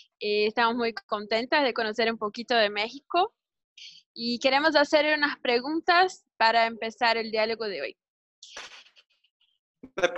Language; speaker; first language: Spanish; non-native, learner; Portuguese